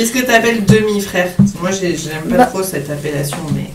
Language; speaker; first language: French; native; French